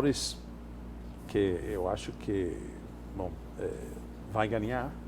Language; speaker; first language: Portuguese; non-native, fluent; English